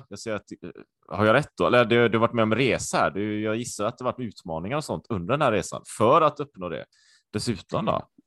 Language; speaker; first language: Swedish; native; Swedish